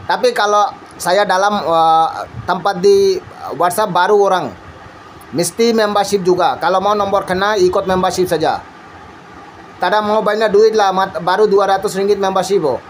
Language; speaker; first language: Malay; non-native, learner; Bangla